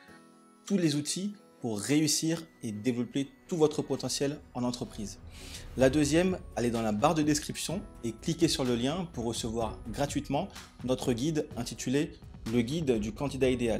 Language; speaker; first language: French; native; French